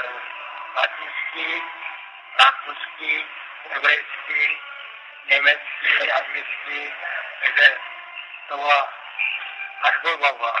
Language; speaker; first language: Czech; non-native, local second language; Romany